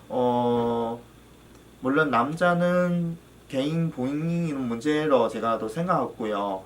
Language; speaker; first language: Korean; non-native, fluent; Chinese